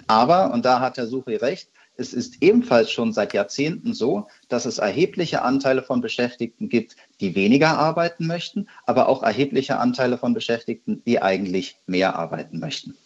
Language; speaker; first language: German; native; German